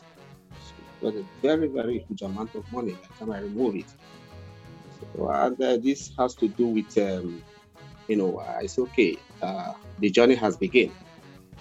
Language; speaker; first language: English; non-native, local second language; Igbo